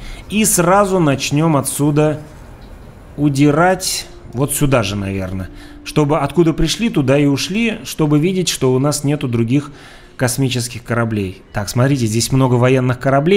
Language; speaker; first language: Russian; native; Russian